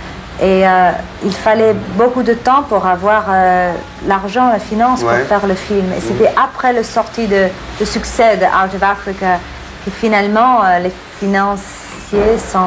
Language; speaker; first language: French; non-native, fluent; English